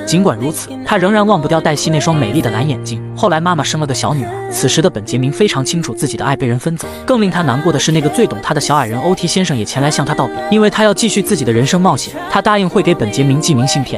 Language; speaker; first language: Chinese; native; Chinese